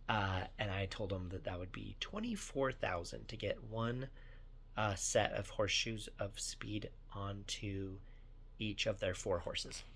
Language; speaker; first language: English; native; English